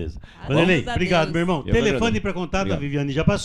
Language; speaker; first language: Portuguese; native; Portuguese